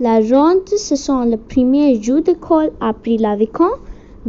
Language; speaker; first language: French; non-native, learner; Hindi